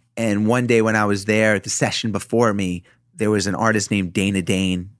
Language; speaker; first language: English; native; English